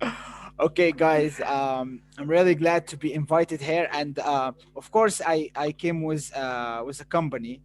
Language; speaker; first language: English; non-native, learner; Arabic